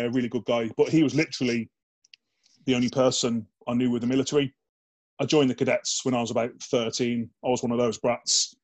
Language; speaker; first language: English; native; English